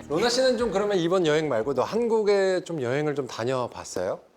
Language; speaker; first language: Korean; native; Korean